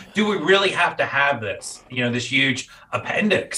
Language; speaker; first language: English; native; English